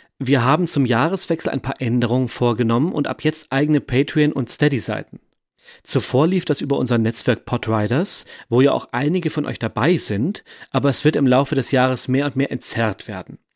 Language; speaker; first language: German; native; German